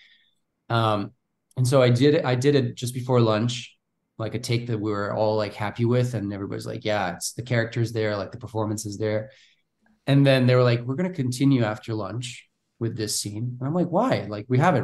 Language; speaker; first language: English; non-native, fluent; Bulgarian